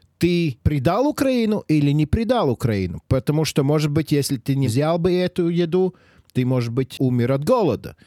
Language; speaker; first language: Russian; non-native, local second language; Latvian